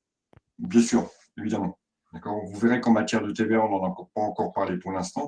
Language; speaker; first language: French; native; French